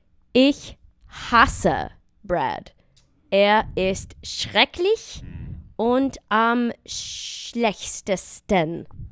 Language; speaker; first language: German; non-native, learner; English